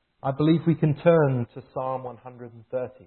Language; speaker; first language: English; native; English